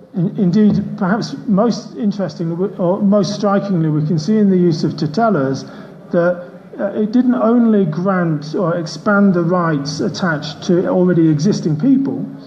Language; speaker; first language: English; native; English